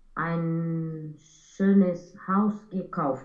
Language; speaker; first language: German; non-native, learner; Romanian